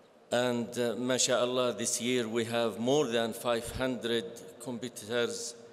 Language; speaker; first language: English; non-native, fluent; Arabic